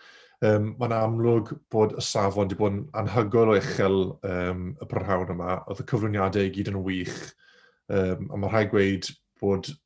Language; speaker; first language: Welsh; native; Welsh